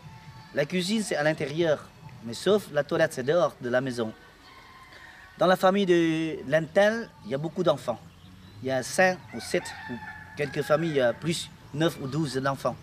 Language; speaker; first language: French; non-native, local second language; Lao